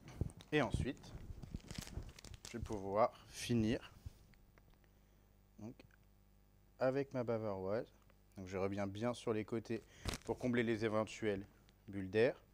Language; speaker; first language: French; native; French